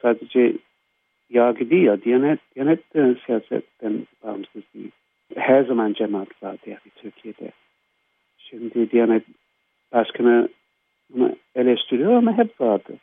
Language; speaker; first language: Turkish; non-native, fluent; English